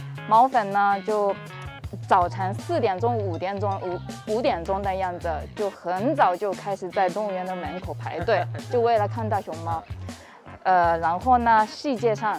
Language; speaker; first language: Chinese; non-native, fluent; Japanese